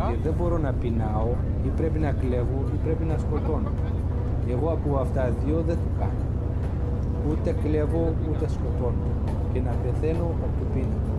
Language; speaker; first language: Greek; non-native, learner; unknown